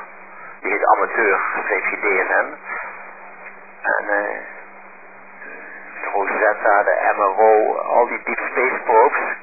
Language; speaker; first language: Dutch; native; Dutch